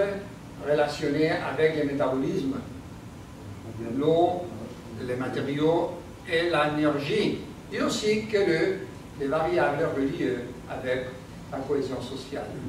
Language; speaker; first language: French; non-native, learner; Spanish